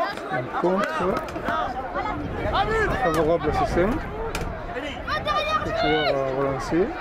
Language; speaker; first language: French; native; French